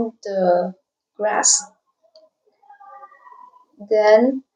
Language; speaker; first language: English; non-native, learner; Vietnamese